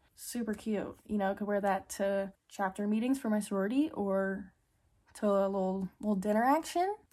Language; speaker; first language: English; native; English